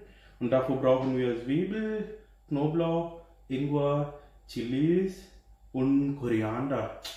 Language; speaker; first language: German; non-native, learner; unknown